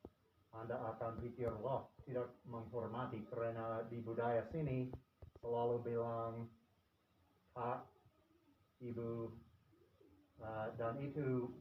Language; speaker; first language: Indonesian; non-native, fluent; English